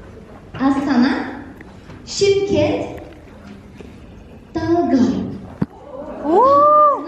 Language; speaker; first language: Russian; non-native, fluent; Korean